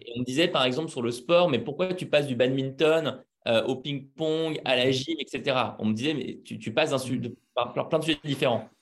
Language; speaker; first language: French; native; French